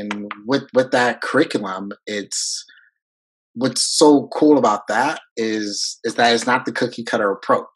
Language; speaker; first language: English; early bilingual, other home language; French